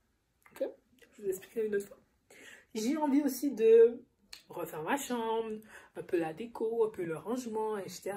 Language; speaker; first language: French; native; French